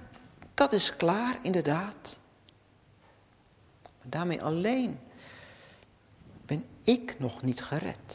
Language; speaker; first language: Dutch; native; Dutch